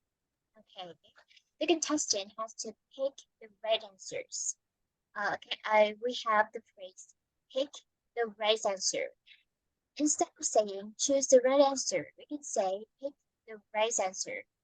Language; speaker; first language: English; non-native, fluent; Vietnamese